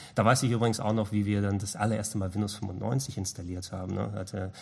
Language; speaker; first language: German; non-native, local second language; Greek